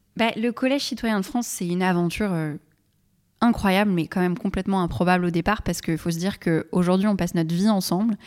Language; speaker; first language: French; non-native, local second language; Arabic